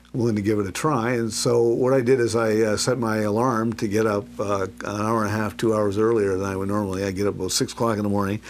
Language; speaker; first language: English; native; English